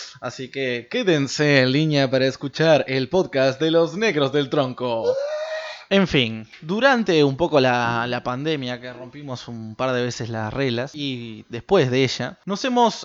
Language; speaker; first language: Spanish; native; Spanish